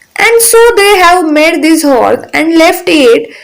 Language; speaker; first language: English; non-native, local second language; Marathi